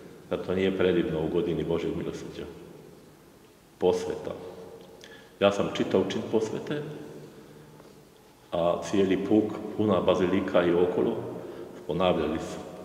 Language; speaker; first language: Serbian; non-native, fluent; Polish